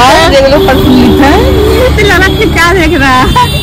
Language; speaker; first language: Hindi; native; Hindi